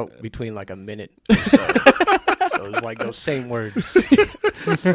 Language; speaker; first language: English; native; English